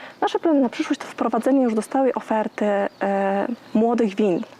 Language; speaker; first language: Polish; native; Polish